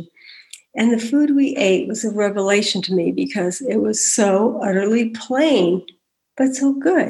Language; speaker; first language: English; native; English